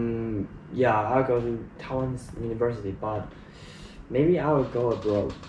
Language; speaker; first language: English; non-native, learner; Chinese